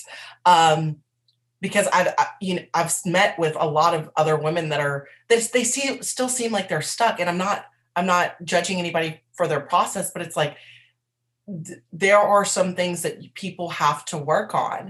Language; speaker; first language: English; native; English